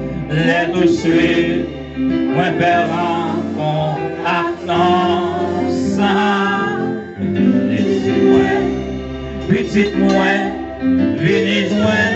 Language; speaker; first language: French; non-native, learner; Haitian Creole